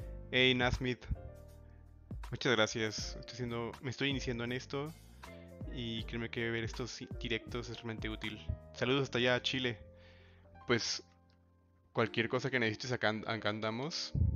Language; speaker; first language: Spanish; native; Spanish